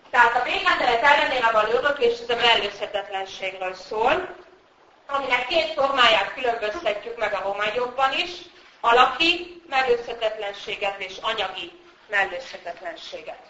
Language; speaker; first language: Hungarian; native; Hungarian